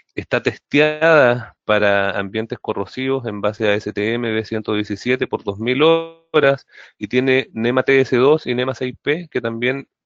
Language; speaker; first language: Spanish; native; Spanish